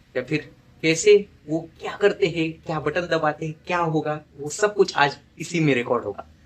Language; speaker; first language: Hindi; non-native, local second language; Marathi